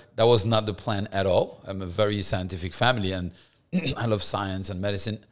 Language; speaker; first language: English; non-native, fluent; French